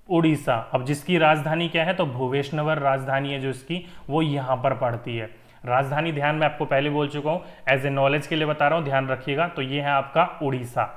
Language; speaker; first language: Hindi; native; Hindi